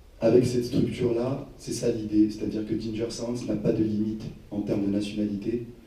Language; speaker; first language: French; non-native, local second language; Arabic